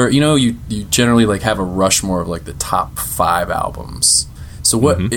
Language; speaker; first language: English; native; English